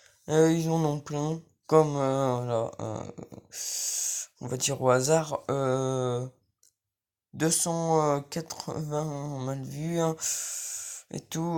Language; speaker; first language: French; native; French